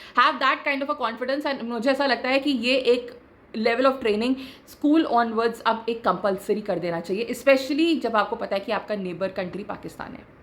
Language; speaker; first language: Hindi; native; Hindi